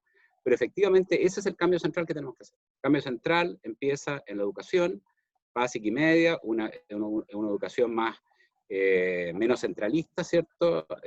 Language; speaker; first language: Spanish; native; Spanish